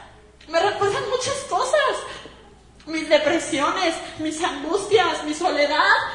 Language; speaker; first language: Spanish; native; Spanish